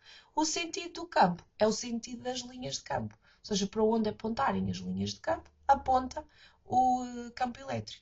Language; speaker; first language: Portuguese; native; Portuguese